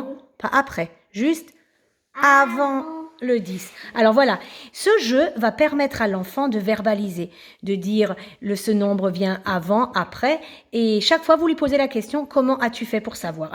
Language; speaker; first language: French; native; French